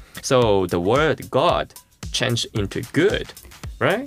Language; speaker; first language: English; non-native, fluent; Japanese